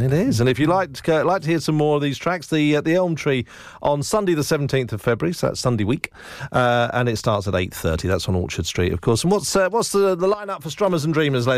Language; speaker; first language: English; native; English